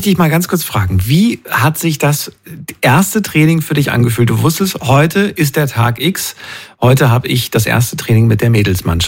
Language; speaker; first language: German; native; German